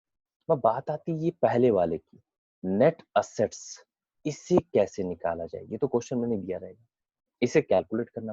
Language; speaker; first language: Hindi; native; Hindi